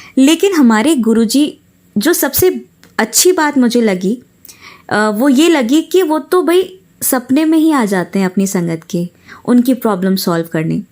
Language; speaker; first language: Hindi; native; Hindi